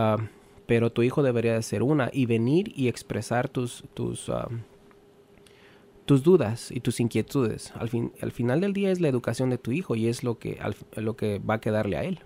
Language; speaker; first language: Spanish; native; Spanish